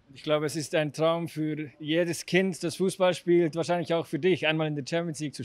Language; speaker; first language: German; native; German